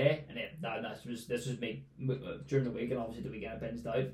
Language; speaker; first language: English; native; English